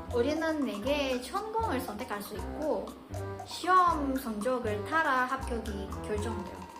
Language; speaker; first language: Korean; non-native, fluent; Indonesian